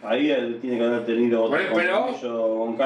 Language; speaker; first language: Spanish; native; Spanish